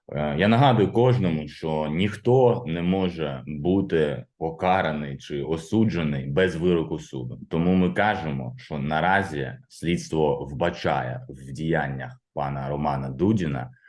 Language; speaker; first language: Ukrainian; native; Ukrainian